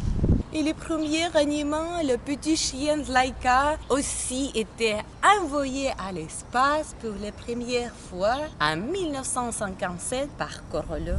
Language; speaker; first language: French; non-native, learner; Ukrainian